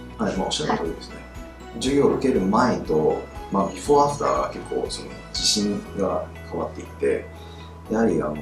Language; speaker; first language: Japanese; non-native, fluent; Chinese